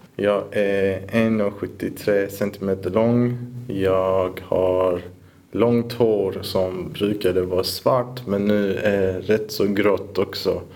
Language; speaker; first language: Swedish; early bilingual, other home language; Persian